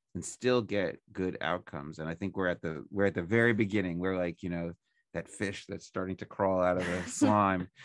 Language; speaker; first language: English; native; English